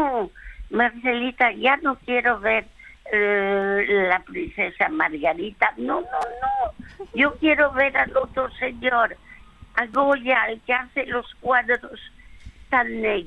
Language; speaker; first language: Spanish; early bilingual, other home language; French